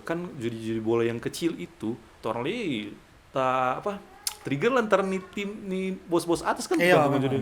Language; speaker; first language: Indonesian; non-native, local second language; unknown